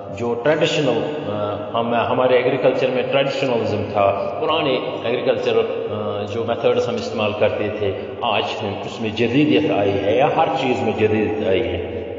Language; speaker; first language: Urdu; non-native, local second language; Kashmiri